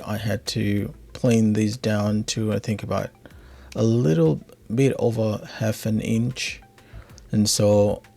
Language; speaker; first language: English; native; English